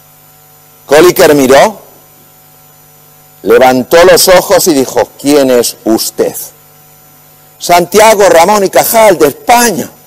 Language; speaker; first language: Spanish; native; Spanish